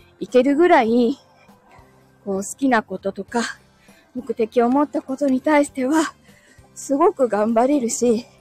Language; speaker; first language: Japanese; native; Japanese